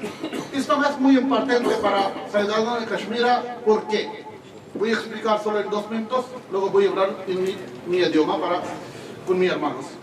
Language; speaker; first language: Spanish; non-native, learner; Urdu